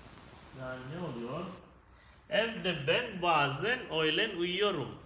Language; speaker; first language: Turkish; non-native, fluent; Indonesian